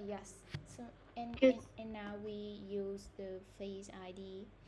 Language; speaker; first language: English; non-native, learner; Vietnamese